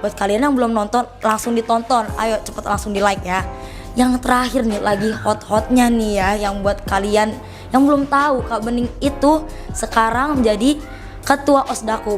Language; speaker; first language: Indonesian; native; Indonesian